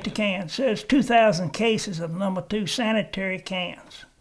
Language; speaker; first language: English; native; English